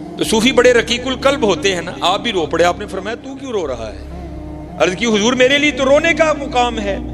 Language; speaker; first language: Urdu; non-native, local second language; Punjabi